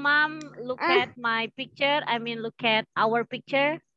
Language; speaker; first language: English; non-native, learner; Indonesian